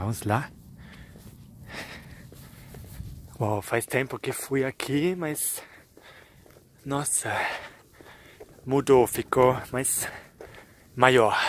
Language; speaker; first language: Portuguese; non-native, fluent; German